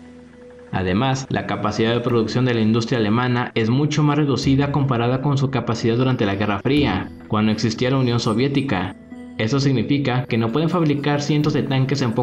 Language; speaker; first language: Spanish; native; Spanish